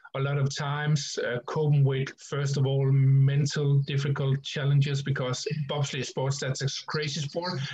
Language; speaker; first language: English; non-native, fluent; Danish